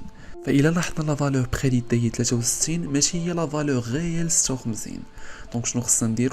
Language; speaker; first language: Arabic; native; Arabic